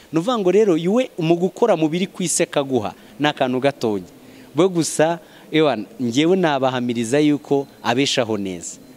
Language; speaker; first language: Kinyarwanda; native; Kinyarwanda